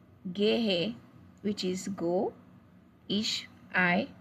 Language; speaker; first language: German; non-native, learner; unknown